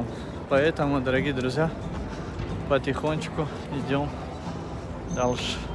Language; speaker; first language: Russian; non-native, fluent; Tajik